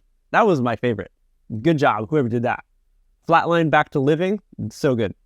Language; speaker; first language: English; native; English